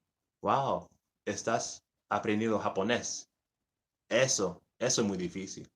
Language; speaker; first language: Spanish; early bilingual, heritage; English